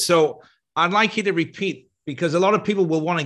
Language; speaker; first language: English; native; English